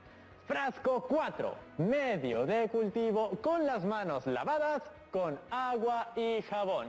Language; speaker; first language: Spanish; native; Spanish